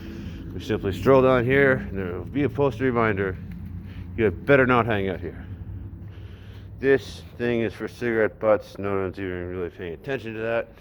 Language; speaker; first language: English; native; English